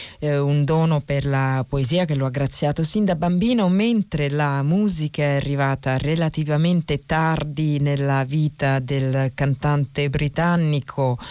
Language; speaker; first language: Italian; native; Italian